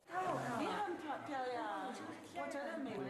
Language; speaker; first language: Chinese; non-native, learner; English